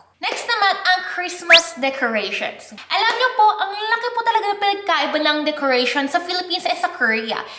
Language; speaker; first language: Filipino; non-native, fluent; Korean